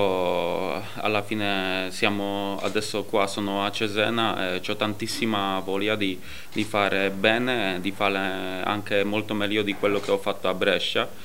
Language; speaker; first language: Italian; non-native, fluent; Polish